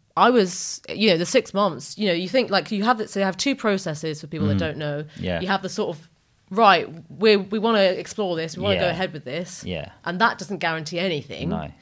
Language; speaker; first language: English; native; English